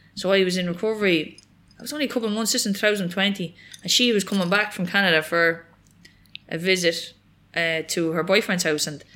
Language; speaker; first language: English; native; English